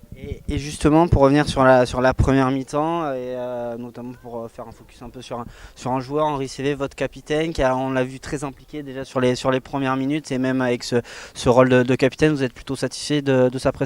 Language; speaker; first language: French; native; French